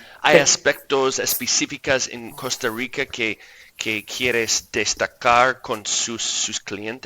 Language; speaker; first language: Spanish; non-native, fluent; English